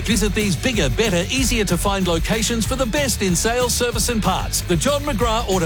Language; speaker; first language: English; native; English